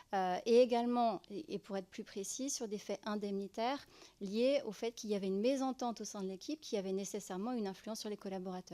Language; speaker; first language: French; native; French